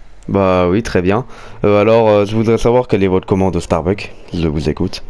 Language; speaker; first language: French; native; French